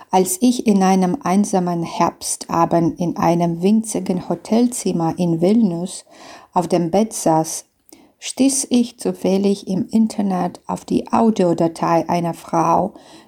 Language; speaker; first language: German; non-native, fluent; Belarusian